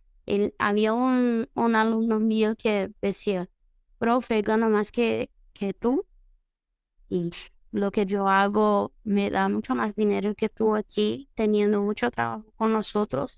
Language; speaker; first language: Spanish; non-native, fluent; Portuguese